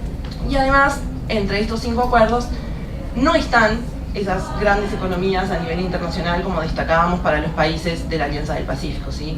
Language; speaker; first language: Spanish; native; Spanish